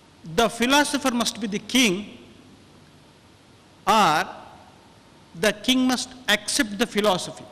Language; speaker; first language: Hindi; non-native, local second language; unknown